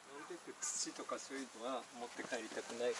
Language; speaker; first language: Japanese; native; Japanese